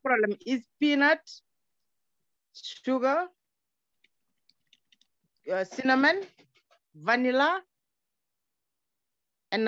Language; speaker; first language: English; non-native, learner; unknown